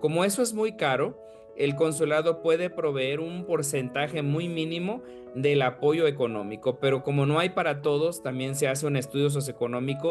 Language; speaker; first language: Spanish; native; Spanish